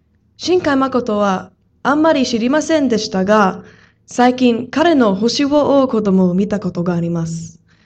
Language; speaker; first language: Japanese; non-native, fluent; English